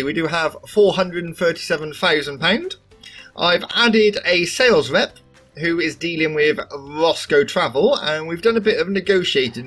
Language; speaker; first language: English; native; English